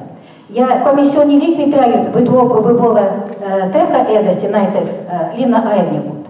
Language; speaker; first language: Estonian; non-native, local second language; Russian